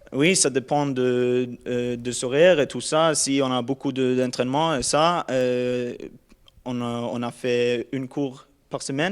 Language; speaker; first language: French; non-native, learner; Norwegian